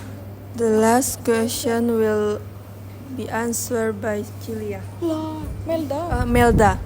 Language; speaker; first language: English; non-native, learner; Indonesian